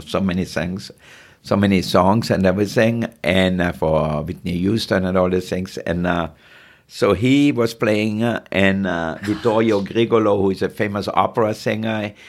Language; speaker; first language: English; non-native, fluent; German